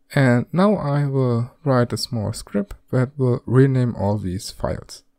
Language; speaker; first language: English; non-native, fluent; German